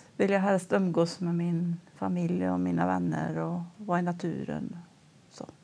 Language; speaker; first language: Swedish; native; Swedish